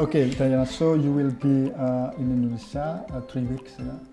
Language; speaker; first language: English; non-native, fluent; Indonesian